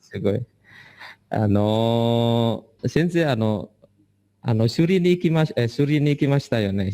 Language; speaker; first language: Japanese; non-native, learner; Indonesian